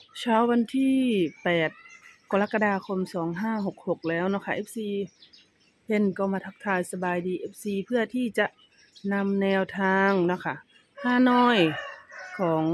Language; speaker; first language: Thai; non-native, local second language; Lao